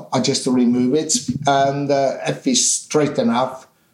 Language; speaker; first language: English; non-native, fluent; Italian